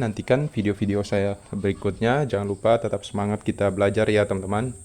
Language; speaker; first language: Indonesian; native; Indonesian